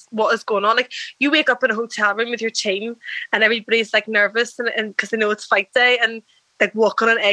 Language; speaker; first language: English; native; English